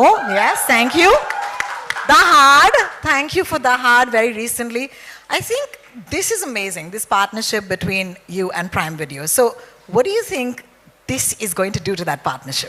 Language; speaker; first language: English; non-native, local second language; Hindi